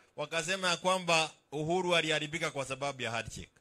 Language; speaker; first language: Swahili; non-native, local second language; Kikuyu